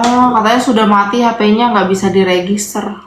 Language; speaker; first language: Indonesian; native; Indonesian